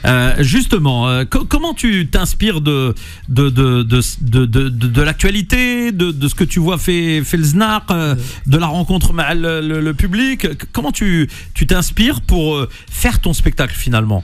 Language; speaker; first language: French; native; French